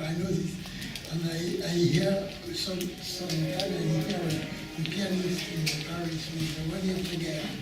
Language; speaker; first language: English; non-native, learner; French